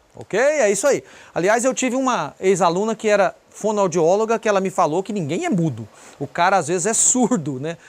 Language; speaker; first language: Portuguese; native; Portuguese